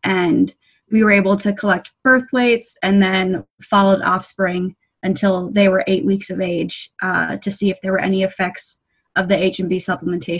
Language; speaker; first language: English; native; English